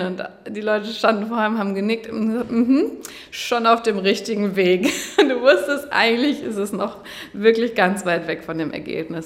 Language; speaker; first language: German; native; German